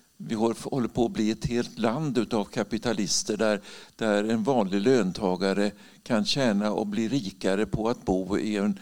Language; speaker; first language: Swedish; native; Swedish